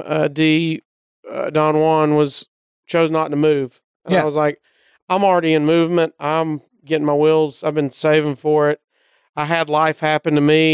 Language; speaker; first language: English; native; English